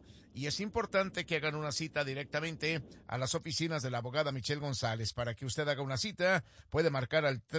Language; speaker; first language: Spanish; native; Spanish